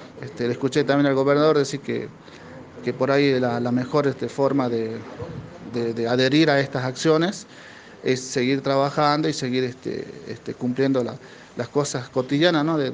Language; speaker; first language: Spanish; native; Spanish